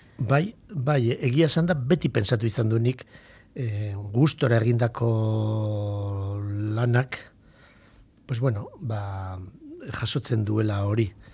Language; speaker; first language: Basque; non-native, local second language; Spanish